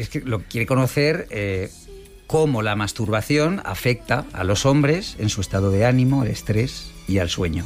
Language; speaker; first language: Spanish; native; Spanish